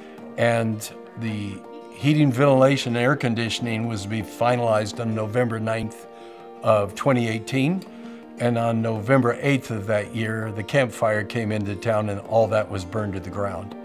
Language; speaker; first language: English; native; English